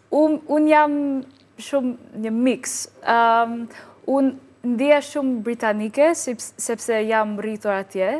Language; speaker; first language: Albanian; non-native, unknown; English